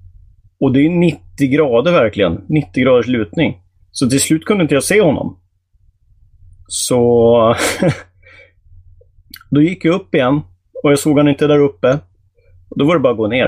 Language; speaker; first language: Swedish; native; Swedish